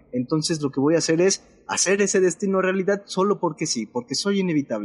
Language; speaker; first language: Spanish; native; Spanish